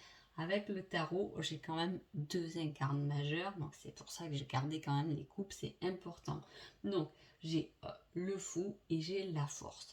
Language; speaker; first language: French; native; French